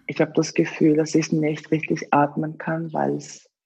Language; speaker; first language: German; early bilingual, other home language; Japanese